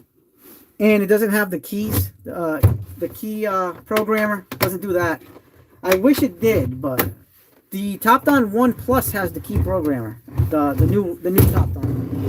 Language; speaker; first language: English; native; English